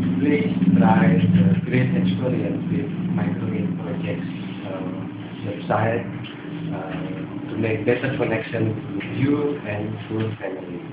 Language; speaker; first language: English; non-native, fluent; Indonesian